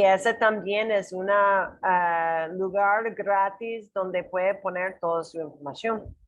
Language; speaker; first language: Spanish; non-native, learner; English